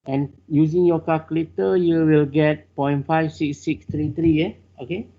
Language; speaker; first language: English; non-native, local second language; Malay